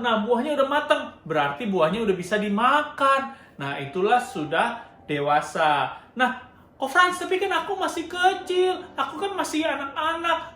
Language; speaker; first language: Indonesian; native; Indonesian